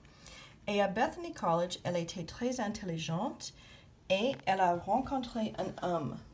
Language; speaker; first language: French; non-native, fluent; English